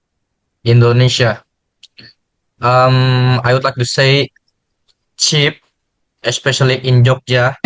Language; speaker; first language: English; non-native, learner; Indonesian